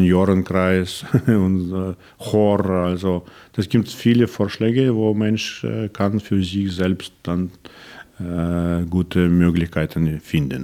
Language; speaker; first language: German; non-native, learner; Russian